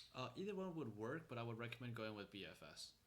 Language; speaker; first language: English; native; English